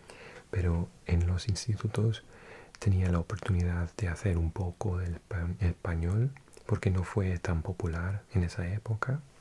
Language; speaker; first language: Spanish; non-native, fluent; English